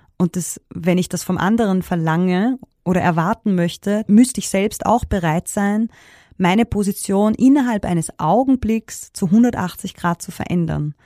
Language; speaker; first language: German; native; German